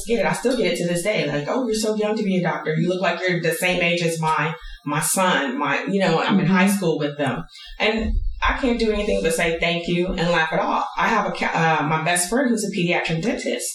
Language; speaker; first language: English; native; English